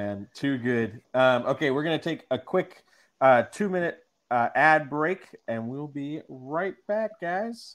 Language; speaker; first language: English; native; English